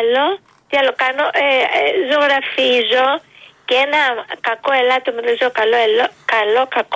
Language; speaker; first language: Greek; early bilingual, heritage; Greek